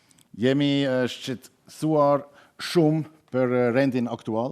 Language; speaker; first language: Albanian; non-native, fluent; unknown